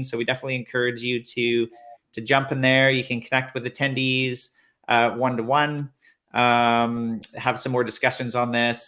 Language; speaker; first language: English; native; English